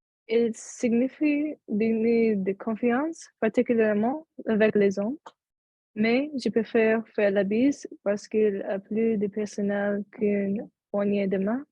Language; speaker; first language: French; non-native, learner; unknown